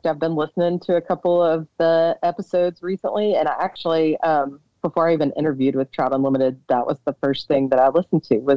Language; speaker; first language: English; native; English